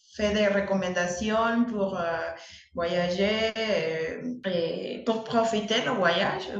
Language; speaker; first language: French; non-native, fluent; Spanish